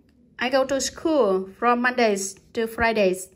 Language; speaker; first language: English; non-native, fluent; Vietnamese